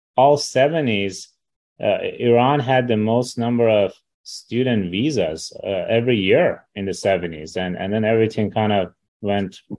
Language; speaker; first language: English; early bilingual, other home language; Persian